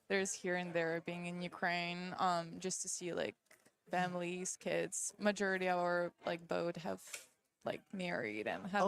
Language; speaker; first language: English; non-native, fluent; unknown